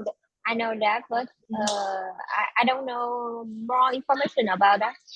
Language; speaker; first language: English; non-native, learner; Vietnamese